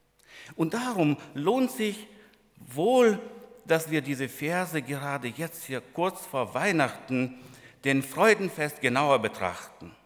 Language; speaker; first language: German; non-native, fluent; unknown